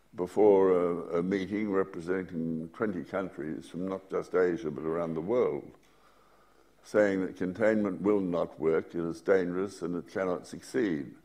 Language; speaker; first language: English; native; English